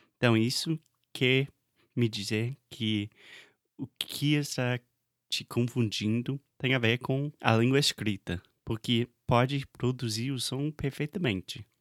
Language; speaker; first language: Portuguese; non-native, fluent; English